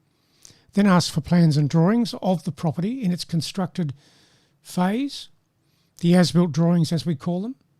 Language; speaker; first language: English; native; English